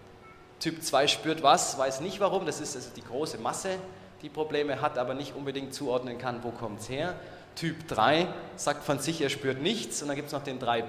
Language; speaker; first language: German; native; German